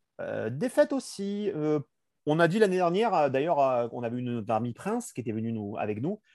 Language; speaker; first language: French; native; French